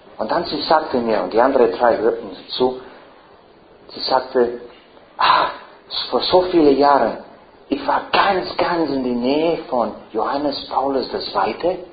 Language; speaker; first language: German; non-native, fluent; English